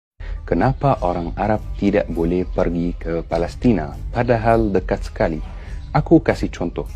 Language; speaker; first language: Indonesian; non-native, fluent; Arabic